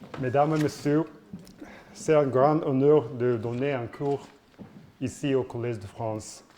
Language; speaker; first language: French; non-native, learner; Japanese